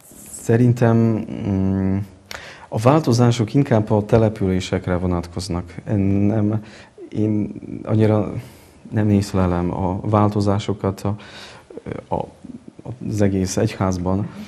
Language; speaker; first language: Hungarian; non-native, fluent; Polish